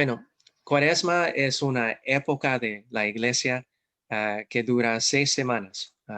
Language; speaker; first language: Spanish; non-native, fluent; English